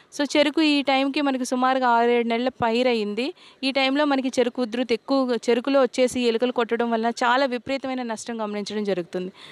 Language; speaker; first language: Telugu; native; Telugu